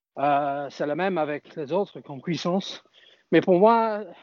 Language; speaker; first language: French; non-native, fluent; English